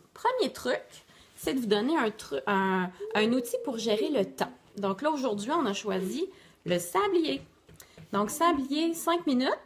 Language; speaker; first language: French; native; French